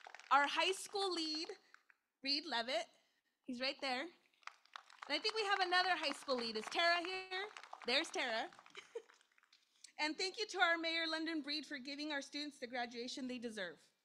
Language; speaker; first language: English; native; English